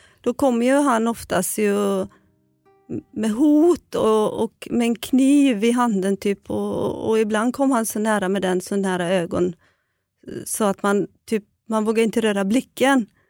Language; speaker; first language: Swedish; non-native, fluent; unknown